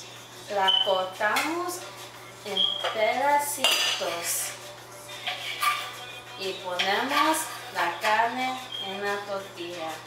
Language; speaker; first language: Spanish; non-native, learner; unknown